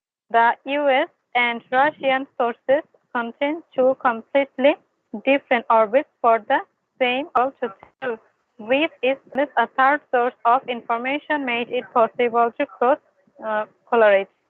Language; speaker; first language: English; non-native, local second language; Bangla